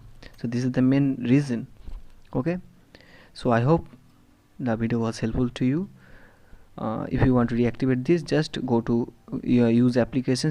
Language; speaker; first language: English; non-native, local second language; Hindi